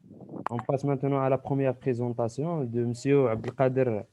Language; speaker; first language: French; non-native, local second language; Arabic